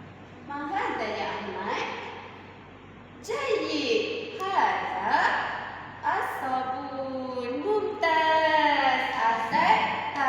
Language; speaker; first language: Arabic; non-native, learner; Malay